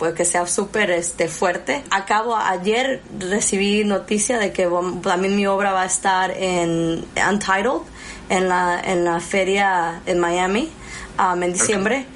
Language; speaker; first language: Spanish; early bilingual, heritage; Spanish